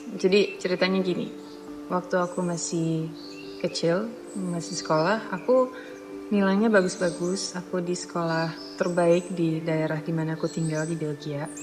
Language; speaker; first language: Indonesian; non-native, fluent; Dutch